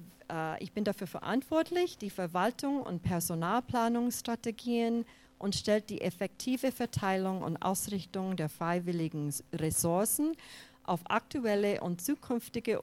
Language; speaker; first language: German; non-native, fluent; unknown